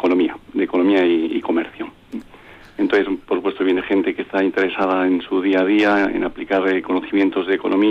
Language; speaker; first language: Spanish; native; Spanish